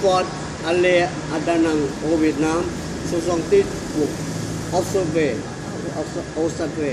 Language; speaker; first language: French; non-native, learner; Vietnamese